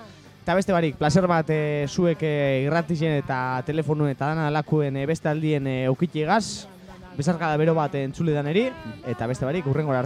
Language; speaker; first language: Basque; native; Basque